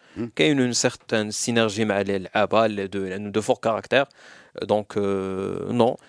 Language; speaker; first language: French; non-native, local second language; Arabic